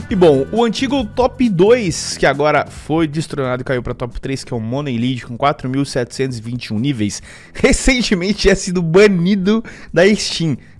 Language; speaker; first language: Portuguese; native; Portuguese